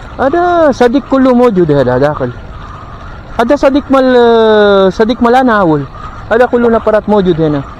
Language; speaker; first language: Arabic; non-native, learner; Filipino